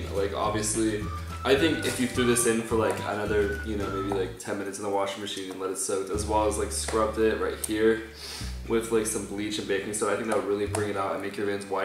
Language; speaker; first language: English; native; English